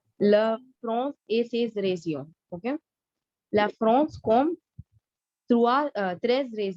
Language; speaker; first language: French; non-native, learner; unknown